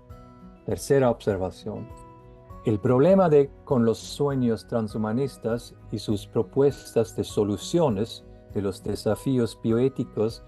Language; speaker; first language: Spanish; non-native, fluent; Norwegian